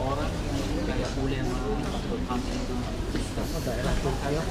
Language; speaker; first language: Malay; non-native, fluent; Turkish